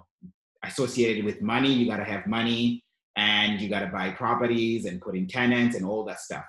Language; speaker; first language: English; non-native, local second language; Shona